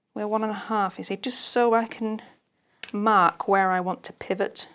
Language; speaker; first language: English; native; English